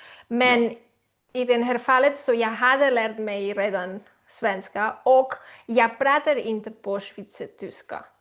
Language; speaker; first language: Swedish; non-native, learner; Spanish